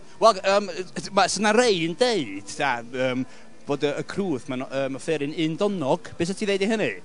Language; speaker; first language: Welsh; native; Welsh